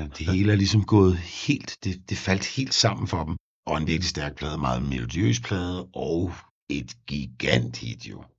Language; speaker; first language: Danish; native; Danish